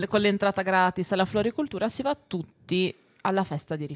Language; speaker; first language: Italian; native; Italian